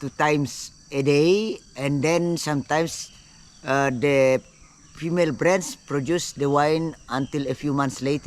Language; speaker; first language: English; non-native, fluent; Indonesian